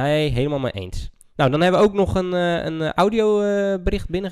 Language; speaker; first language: Dutch; native; Dutch